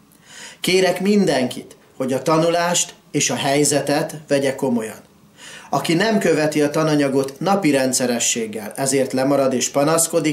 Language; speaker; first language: Hungarian; native; Hungarian